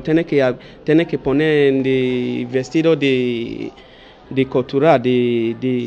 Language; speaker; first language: Spanish; non-native, learner; Bini